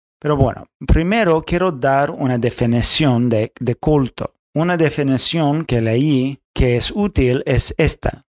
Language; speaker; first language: Spanish; non-native, fluent; English